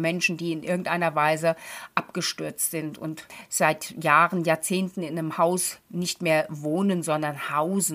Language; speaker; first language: German; native; German